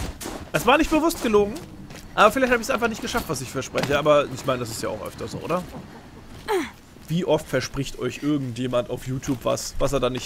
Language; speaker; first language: German; native; German